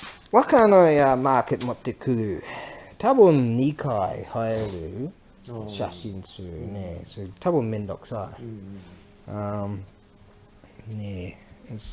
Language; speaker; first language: Japanese; non-native, learner; English